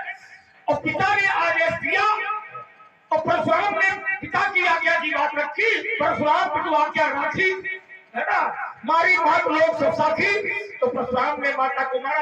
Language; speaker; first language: Hindi; native; Hindi